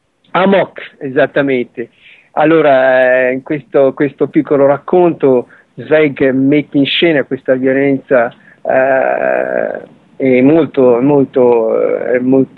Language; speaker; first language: Italian; early bilingual, heritage; Italian